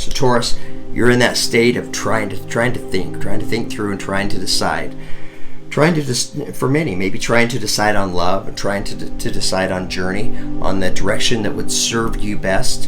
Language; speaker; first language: English; native; English